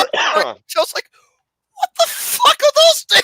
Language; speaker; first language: English; native; English